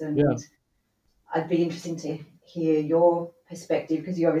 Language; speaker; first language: English; native; English